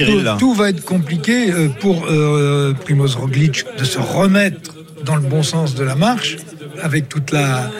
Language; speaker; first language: French; native; French